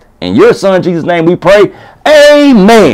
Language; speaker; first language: English; native; English